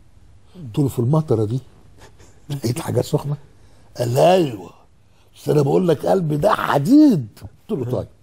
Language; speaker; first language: Arabic; native; Arabic